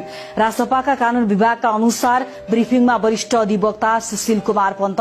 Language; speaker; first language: Nepali; native; Nepali